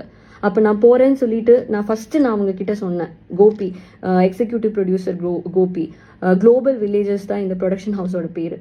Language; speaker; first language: Tamil; non-native, local second language; Malayalam